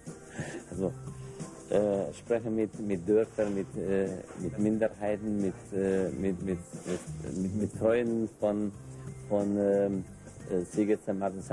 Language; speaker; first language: German; non-native, local second language; Hungarian